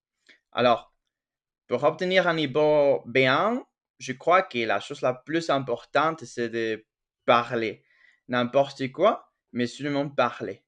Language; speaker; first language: French; non-native, fluent; Spanish